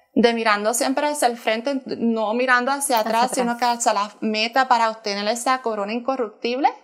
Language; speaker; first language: Spanish; native; Spanish